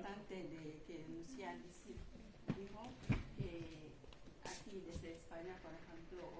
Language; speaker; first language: Spanish; non-native, local second language; Wolof